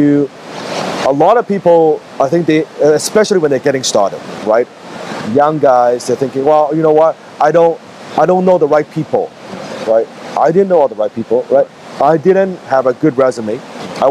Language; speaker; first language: English; non-native, local second language; Cantonese